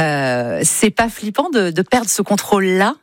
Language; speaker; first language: French; native; French